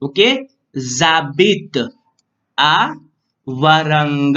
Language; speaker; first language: French; non-native, learner; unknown